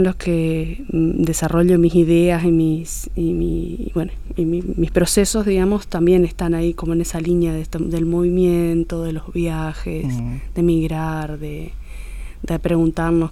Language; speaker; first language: Spanish; native; Spanish